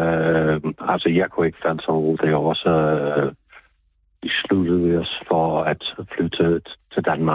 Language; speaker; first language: Danish; non-native, fluent; English